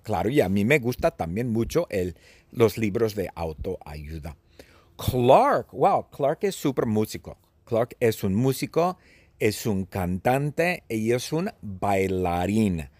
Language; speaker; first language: Spanish; non-native, fluent; English